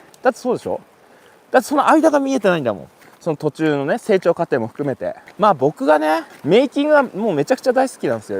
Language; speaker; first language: Japanese; native; Japanese